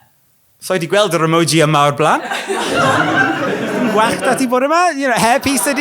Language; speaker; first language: Welsh; non-native, local second language; English